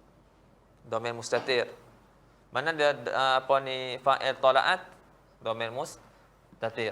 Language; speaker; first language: Arabic; non-native, fluent; Malay